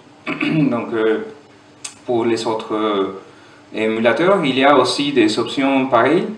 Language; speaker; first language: French; non-native, fluent; German